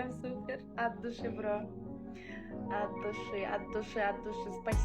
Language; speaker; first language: Russian; non-native, local second language; Uzbek